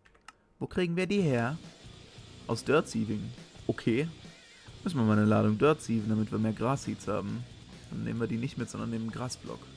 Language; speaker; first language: German; native; German